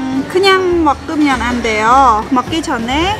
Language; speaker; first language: Korean; non-native, fluent; Khmer